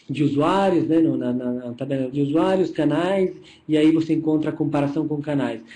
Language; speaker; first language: Portuguese; non-native, fluent; Italian